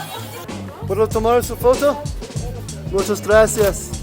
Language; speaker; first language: Spanish; non-native, learner; English